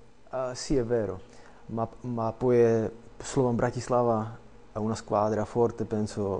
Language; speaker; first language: Italian; non-native, learner; Czech